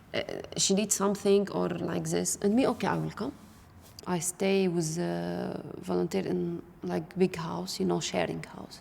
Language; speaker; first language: English; non-native, learner; Arabic